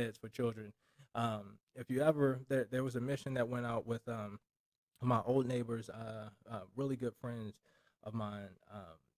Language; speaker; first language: English; native; English